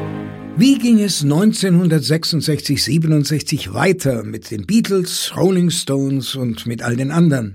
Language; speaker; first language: German; native; German